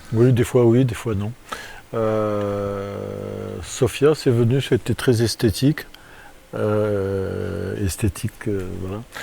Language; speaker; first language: French; non-native, local second language; Arabic